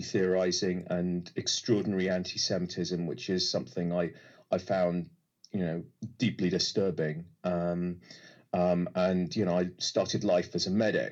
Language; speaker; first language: English; native; English